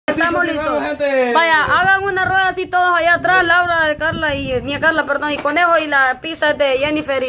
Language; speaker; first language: Spanish; native; Spanish